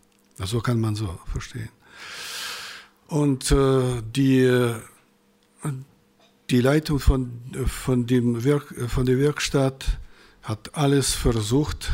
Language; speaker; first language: German; non-native, fluent; Russian